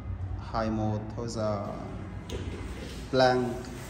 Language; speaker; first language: Vietnamese; non-native, learner; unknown